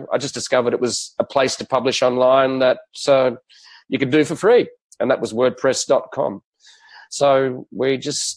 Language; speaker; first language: English; native; English